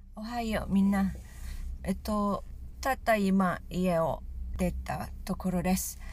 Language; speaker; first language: Japanese; non-native, learner; Malay